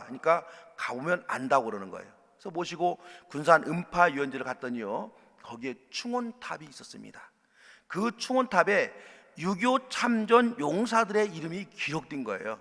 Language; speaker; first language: Korean; native; Korean